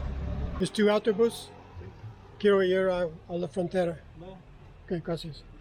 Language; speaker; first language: Spanish; non-native, learner; English